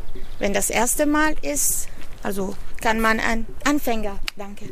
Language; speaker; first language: German; non-native, fluent; Italian